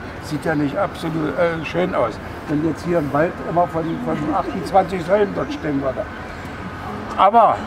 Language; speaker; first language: German; native; German